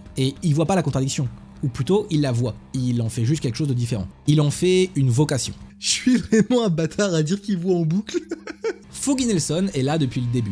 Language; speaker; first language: French; native; French